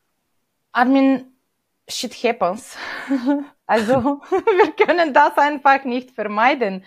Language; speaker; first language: German; non-native, fluent; Bulgarian